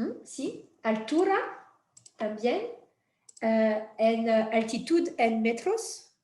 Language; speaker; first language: Spanish; non-native, fluent; French